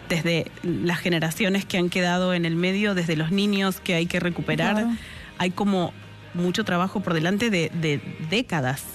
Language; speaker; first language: Spanish; native; Spanish